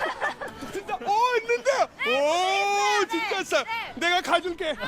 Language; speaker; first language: Korean; non-native, learner; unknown